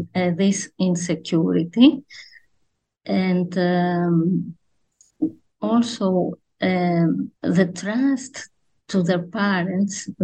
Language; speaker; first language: English; non-native, fluent; Greek